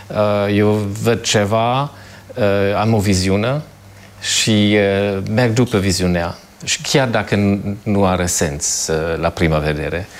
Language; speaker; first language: Romanian; non-native, fluent; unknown